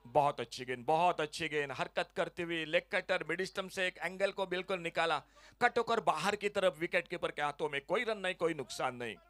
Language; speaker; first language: Hindi; non-native, local second language; Konkani